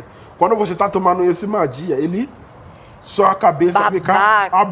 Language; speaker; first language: Portuguese; non-native, learner; Yoruba